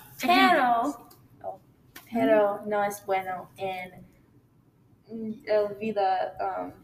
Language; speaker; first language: Spanish; non-native, learner; English